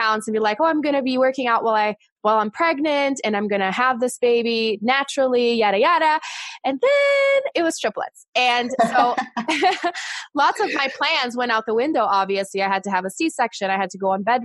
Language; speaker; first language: English; non-native, fluent; Portuguese